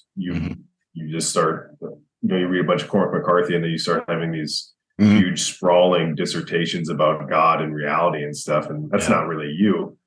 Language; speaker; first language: English; native; English